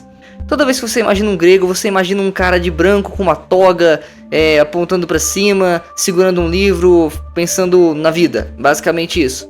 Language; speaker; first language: Portuguese; native; Portuguese